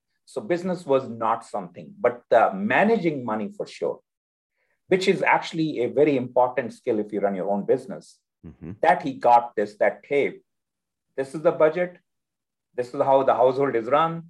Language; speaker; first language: English; non-native, local second language; Hindi